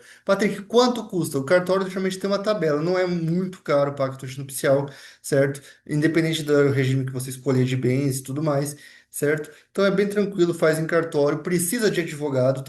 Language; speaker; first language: Portuguese; native; Portuguese